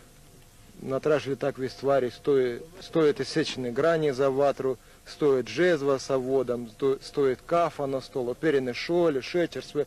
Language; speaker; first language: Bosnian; non-native, learner; Russian